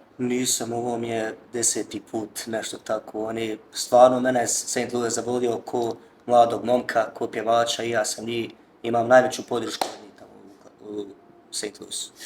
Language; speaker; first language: Bosnian; early bilingual, heritage; Bosnian